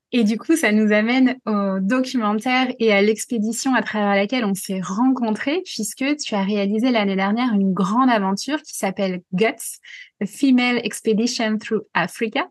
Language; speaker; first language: French; native; French